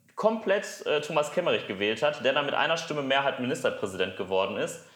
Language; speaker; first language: German; native; German